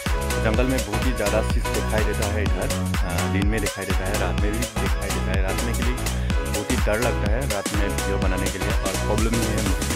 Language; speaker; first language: Hindi; non-native, local second language; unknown